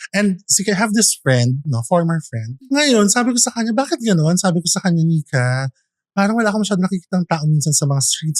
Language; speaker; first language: Filipino; native; Filipino